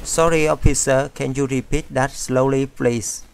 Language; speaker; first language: English; non-native, fluent; Vietnamese